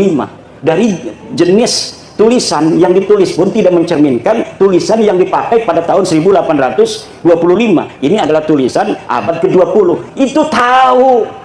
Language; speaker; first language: Indonesian; non-native, local second language; Javanese